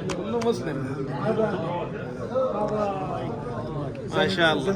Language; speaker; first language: Arabic; non-native, fluent; Urdu